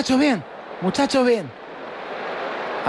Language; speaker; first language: Spanish; native; Spanish